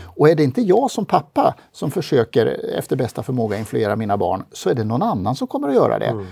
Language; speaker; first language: Swedish; native; Swedish